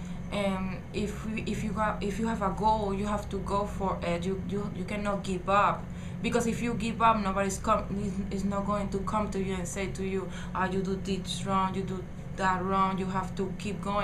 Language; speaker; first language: English; non-native, learner; Spanish